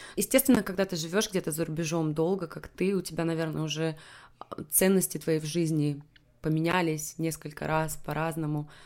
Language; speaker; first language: Russian; native; Russian